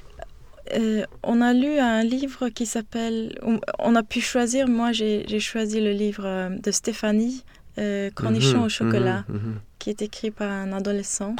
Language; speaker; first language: French; non-native, fluent; Swedish